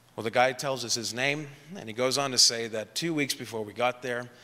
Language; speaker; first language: English; native; English